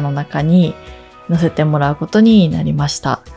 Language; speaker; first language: Japanese; native; Japanese